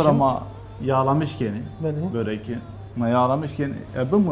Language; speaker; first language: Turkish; non-native, local second language; Kurdish